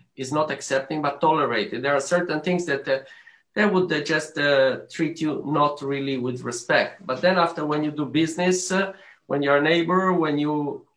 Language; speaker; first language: English; non-native, learner; Arabic